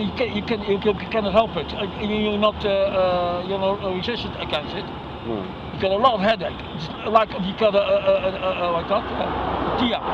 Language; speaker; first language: English; non-native, learner; Dutch